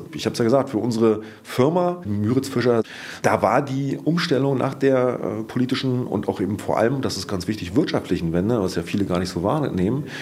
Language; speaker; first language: German; native; German